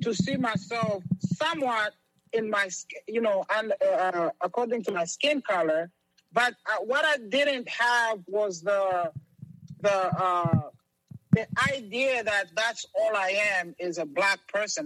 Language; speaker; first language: English; non-native, local second language; Kinyarwanda